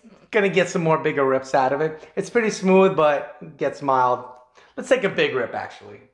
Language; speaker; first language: English; native; English